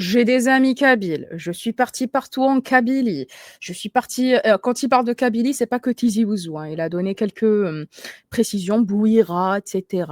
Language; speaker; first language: French; native; French